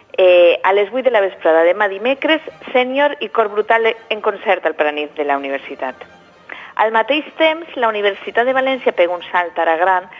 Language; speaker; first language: Catalan; native; Catalan